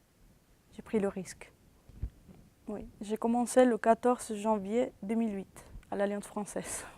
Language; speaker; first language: French; non-native, fluent; Spanish